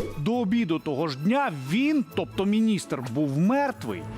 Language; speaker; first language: Ukrainian; native; Ukrainian